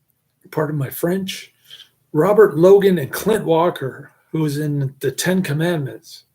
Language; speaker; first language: English; native; English